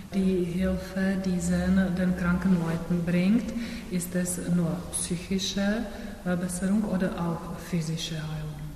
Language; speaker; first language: German; non-native, fluent; Czech